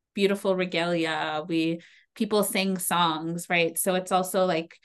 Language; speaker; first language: English; native; English